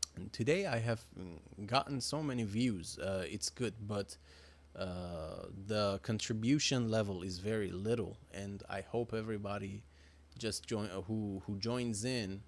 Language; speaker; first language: English; non-native, fluent; Persian